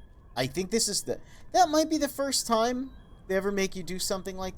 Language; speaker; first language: English; native; English